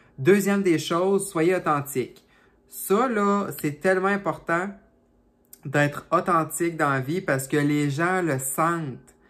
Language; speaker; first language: French; native; French